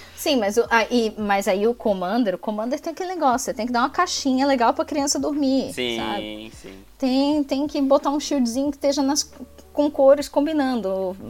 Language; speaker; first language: Portuguese; native; Portuguese